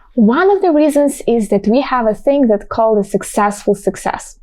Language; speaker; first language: English; non-native, fluent; Ukrainian